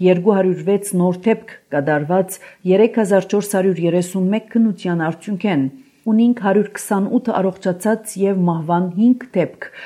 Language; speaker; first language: Armenian; early bilingual, heritage; Armenian